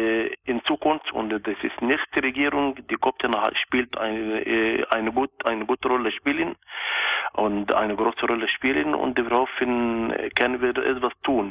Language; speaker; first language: German; non-native, local second language; Arabic